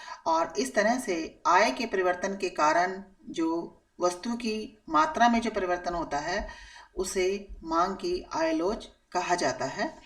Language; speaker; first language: Hindi; native; Hindi